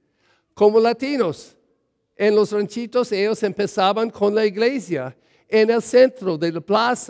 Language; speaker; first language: Spanish; early bilingual, heritage; English